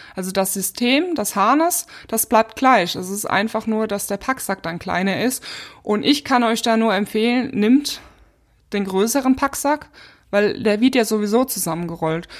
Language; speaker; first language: German; native; German